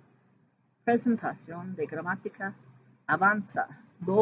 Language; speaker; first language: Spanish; non-native, fluent; English